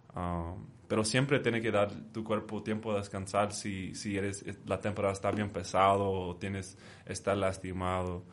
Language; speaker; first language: Spanish; early bilingual, heritage; Spanish